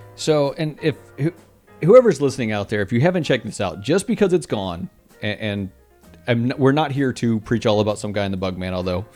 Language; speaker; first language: English; native; English